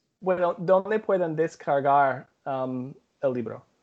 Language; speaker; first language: Spanish; non-native, learner; English